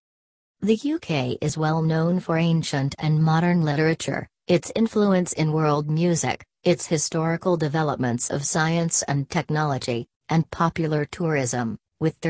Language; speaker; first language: English; non-native, local second language; Urdu